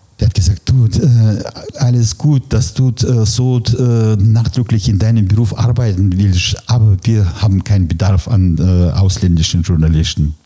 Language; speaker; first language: German; non-native, fluent; Russian